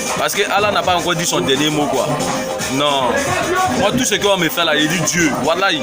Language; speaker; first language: French; non-native, local second language; Bambara